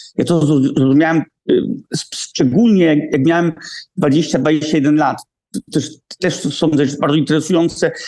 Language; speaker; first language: Polish; early bilingual, heritage; Polish